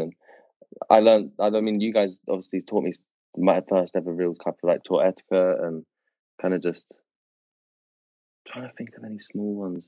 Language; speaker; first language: English; native; English